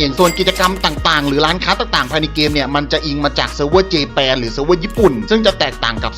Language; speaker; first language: Thai; native; Thai